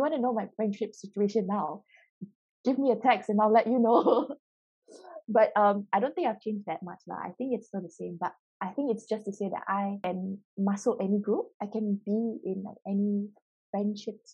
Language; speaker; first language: English; native; English